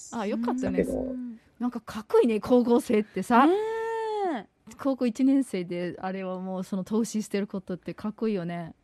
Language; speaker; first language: Japanese; native; Japanese